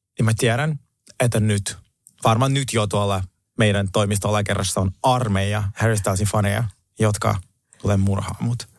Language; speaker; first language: Finnish; non-native, fluent; Russian